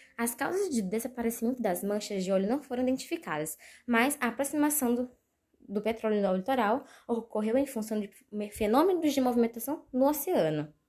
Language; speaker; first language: Portuguese; native; Portuguese